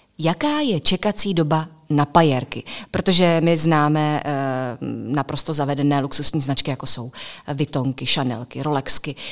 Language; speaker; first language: Czech; native; Czech